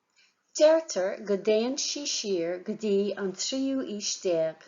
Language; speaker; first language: Irish; non-native, local second language; English